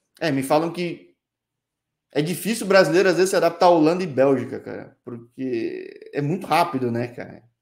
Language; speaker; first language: Portuguese; native; Portuguese